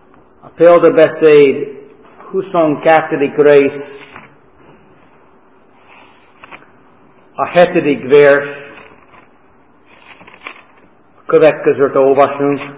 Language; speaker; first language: Hungarian; non-native, learner; English